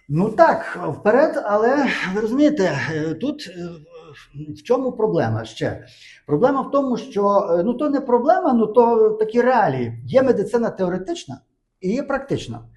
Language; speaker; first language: Ukrainian; native; Ukrainian